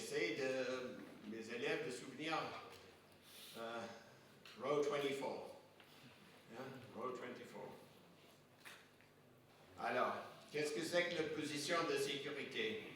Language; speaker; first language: French; non-native, fluent; English